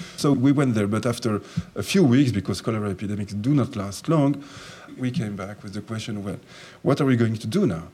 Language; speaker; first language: English; non-native, fluent; French